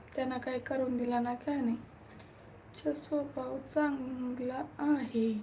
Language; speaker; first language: Marathi; native; Marathi